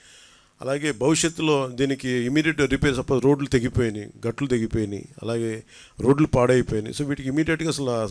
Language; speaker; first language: Telugu; native; Telugu